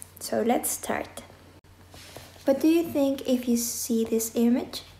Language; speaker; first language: English; non-native, fluent; Spanish